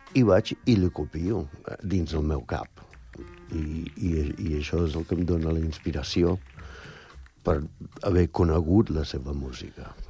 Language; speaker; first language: Catalan; non-native, fluent; English